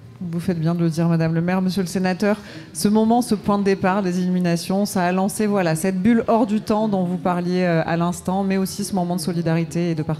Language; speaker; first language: French; native; French